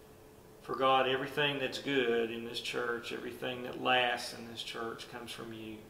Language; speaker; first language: English; native; English